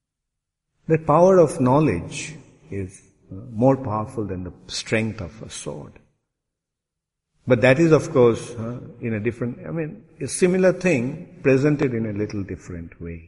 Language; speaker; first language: English; non-native, local second language; Bangla